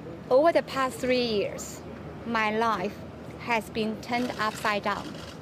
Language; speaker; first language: English; non-native, fluent; Chinese